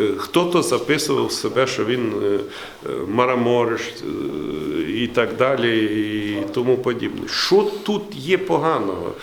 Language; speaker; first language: Ukrainian; native; Ukrainian